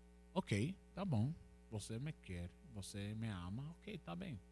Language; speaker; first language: Portuguese; non-native, fluent; Spanish